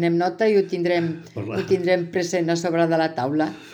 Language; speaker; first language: Catalan; native; Catalan